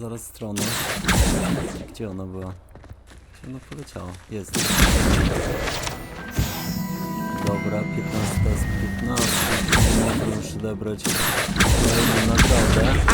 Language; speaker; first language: Polish; native; Polish